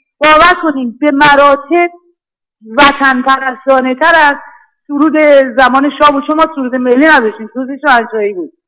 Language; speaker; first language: Persian; native; Persian